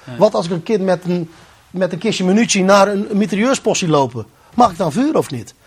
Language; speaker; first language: Dutch; native; Dutch